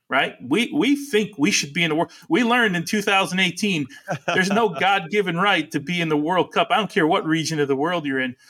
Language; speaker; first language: English; early bilingual, other home language; Italian